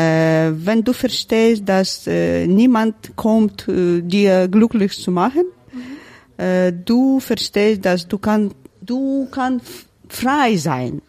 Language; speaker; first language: German; non-native, learner; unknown